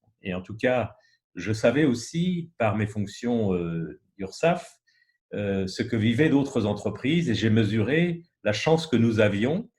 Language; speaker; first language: French; native; French